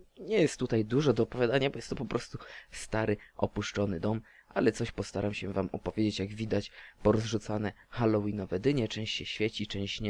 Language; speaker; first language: Polish; native; Polish